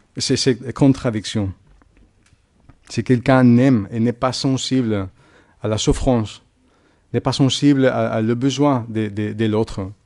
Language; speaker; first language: French; non-native, fluent; Catalan